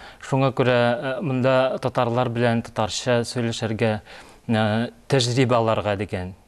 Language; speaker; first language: Tatar; non-native, learner; Yakut